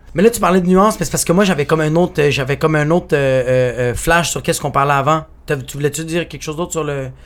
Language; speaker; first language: French; early bilingual, other home language; Spanish